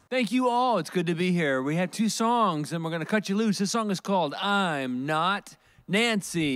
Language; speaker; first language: English; native; English